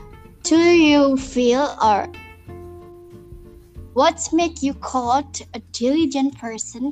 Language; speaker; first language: English; non-native, learner; Indonesian